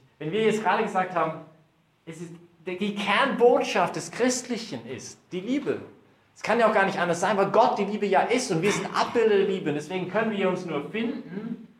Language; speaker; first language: German; early bilingual, heritage; German